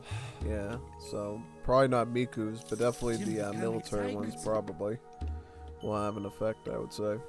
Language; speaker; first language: English; native; English